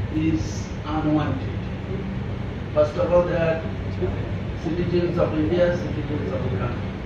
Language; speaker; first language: English; non-native, local second language; Bangla